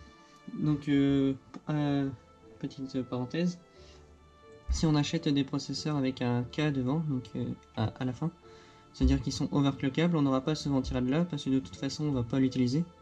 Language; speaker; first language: French; native; French